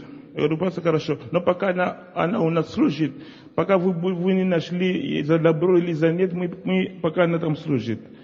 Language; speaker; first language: Russian; non-native, local second language; Ukrainian